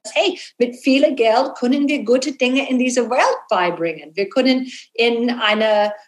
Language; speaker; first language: German; non-native, fluent; English